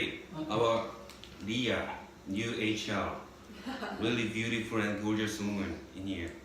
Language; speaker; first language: English; non-native, learner; Korean